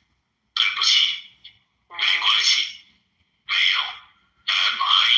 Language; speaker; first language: Chinese; non-native, learner; English